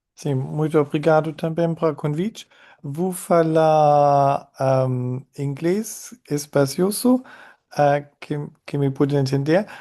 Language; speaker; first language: Portuguese; non-native, learner; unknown